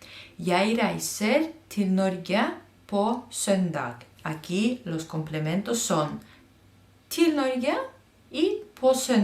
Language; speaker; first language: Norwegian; non-native, fluent; Spanish